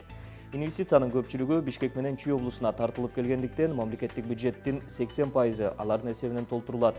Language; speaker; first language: Kyrgyz; native; Kyrgyz